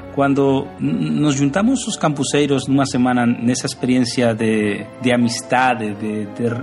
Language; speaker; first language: Portuguese; non-native, learner; Spanish